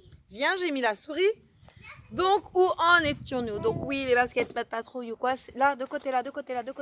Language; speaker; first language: French; native; French